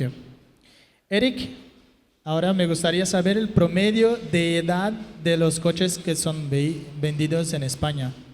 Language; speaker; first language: Spanish; non-native, fluent; Portuguese